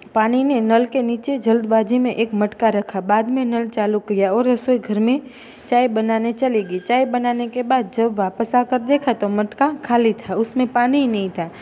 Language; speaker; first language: Hindi; non-native, local second language; Gujarati